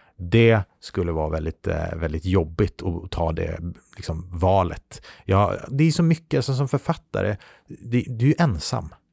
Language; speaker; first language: Swedish; native; Swedish